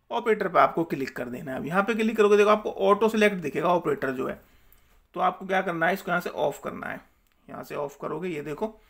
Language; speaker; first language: Hindi; native; Hindi